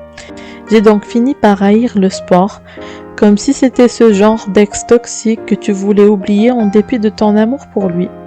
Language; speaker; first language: French; native; French